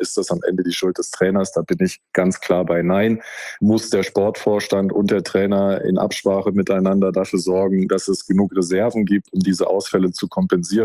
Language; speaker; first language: German; native; German